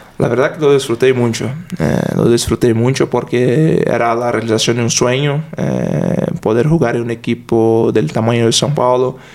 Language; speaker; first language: Spanish; non-native, fluent; Portuguese